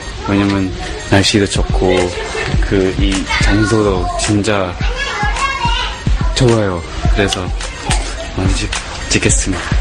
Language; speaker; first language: Korean; non-native, fluent; Thai